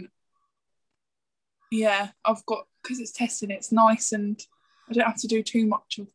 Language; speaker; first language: English; native; English